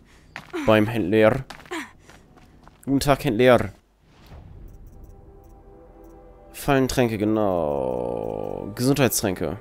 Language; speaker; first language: German; native; German